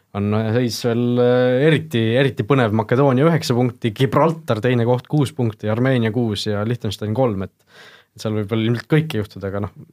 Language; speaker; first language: Estonian; native; Estonian